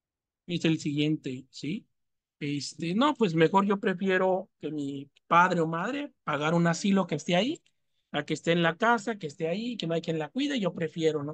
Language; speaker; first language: Spanish; native; Spanish